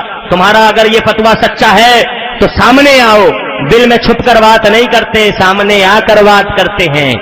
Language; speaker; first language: Urdu; native; Urdu